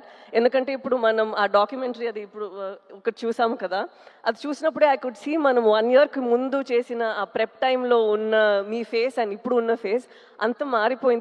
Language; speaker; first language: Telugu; non-native, local second language; Tamil